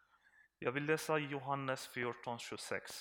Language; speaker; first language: Swedish; non-native, learner; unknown